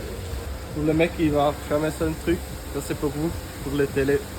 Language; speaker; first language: French; non-native, learner; German